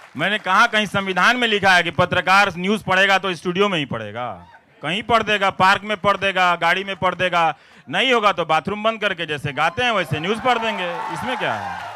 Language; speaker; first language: Hindi; non-native, local second language; Bhojpuri